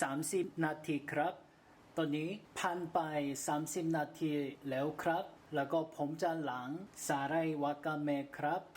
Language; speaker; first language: Thai; non-native, learner; Korean